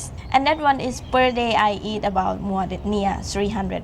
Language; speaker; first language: English; non-native, learner; Thai